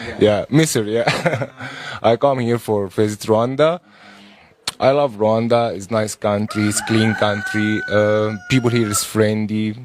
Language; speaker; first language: English; non-native, learner; Arabic